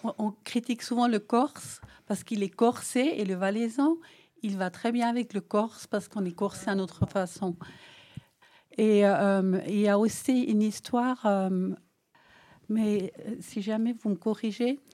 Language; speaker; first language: French; non-native, local second language; Swiss German